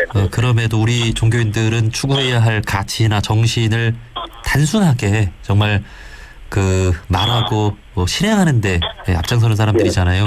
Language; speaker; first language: Korean; native; Korean